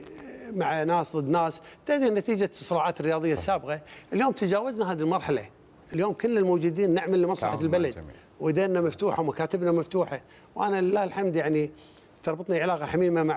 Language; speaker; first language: Arabic; native; Arabic